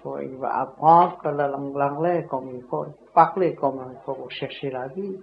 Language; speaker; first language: French; non-native, learner; Vietnamese